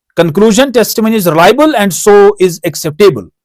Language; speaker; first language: English; non-native, local second language; Urdu